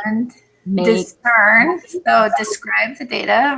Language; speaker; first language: English; native; English